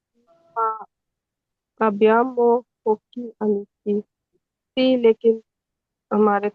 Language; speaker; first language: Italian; non-native, learner; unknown